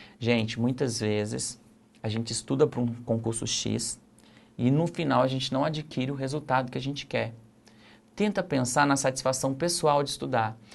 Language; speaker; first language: Portuguese; native; Portuguese